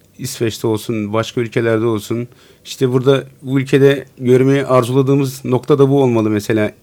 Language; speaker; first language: Turkish; non-native, local second language; Turoyo